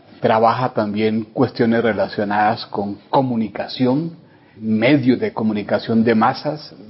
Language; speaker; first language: Spanish; native; Spanish